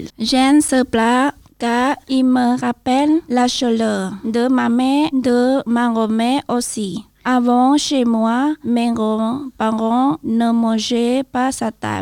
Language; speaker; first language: French; non-native, learner; Lao